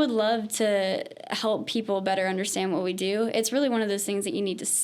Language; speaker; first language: English; native; English